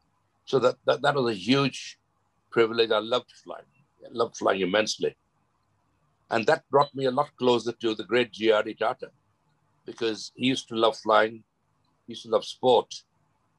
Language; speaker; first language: English; non-native, local second language; Gujarati